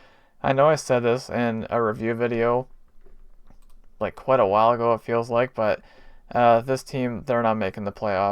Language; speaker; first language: English; native; English